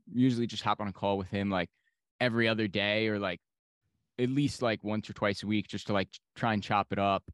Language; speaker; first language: English; native; English